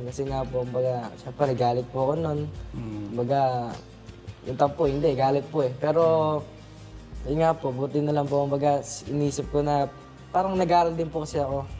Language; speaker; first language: Filipino; native; Filipino